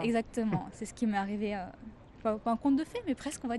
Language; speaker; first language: French; native; French